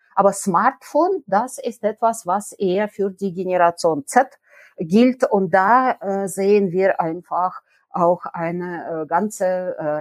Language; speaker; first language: German; non-native, fluent; Russian